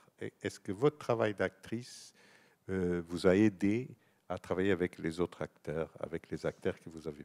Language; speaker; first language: French; non-native, fluent; Portuguese